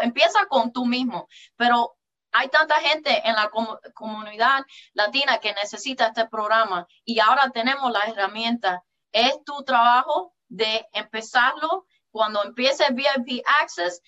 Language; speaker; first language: Spanish; early bilingual, heritage; English